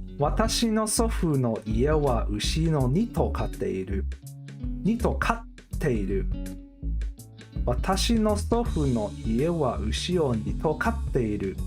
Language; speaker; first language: Japanese; non-native, learner; English